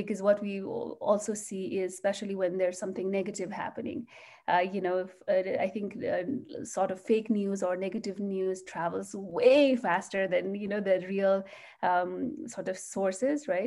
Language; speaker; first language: English; non-native, local second language; Nepali